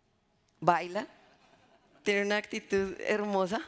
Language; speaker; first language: Spanish; native; Spanish